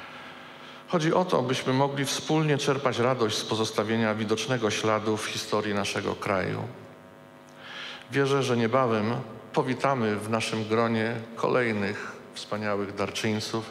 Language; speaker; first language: Polish; native; Polish